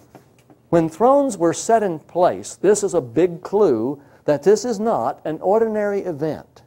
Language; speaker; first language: English; native; English